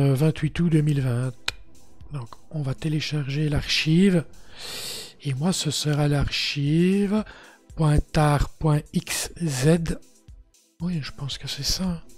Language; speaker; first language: French; native; French